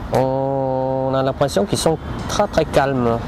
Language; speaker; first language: French; native; French